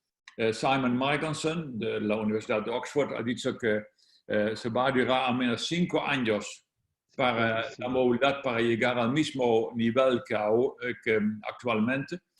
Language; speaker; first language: Spanish; non-native, fluent; Dutch